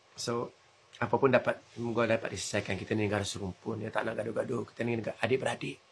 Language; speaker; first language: Malay; native; Malay